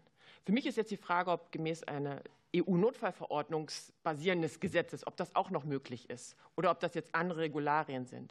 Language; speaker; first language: German; native; German